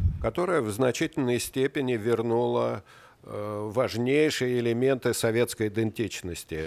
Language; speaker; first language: Russian; native; Russian